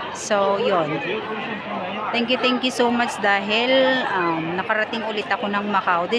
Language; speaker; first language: Filipino; native; Filipino